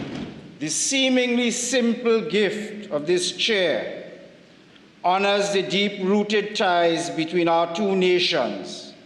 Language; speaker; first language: English; native; English